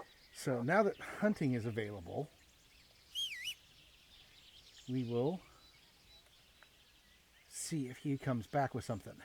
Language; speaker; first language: English; native; English